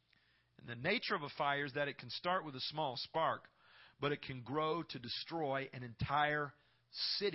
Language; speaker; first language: English; native; English